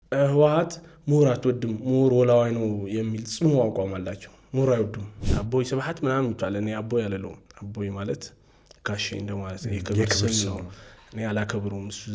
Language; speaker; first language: Amharic; non-native, local second language; Tigrinya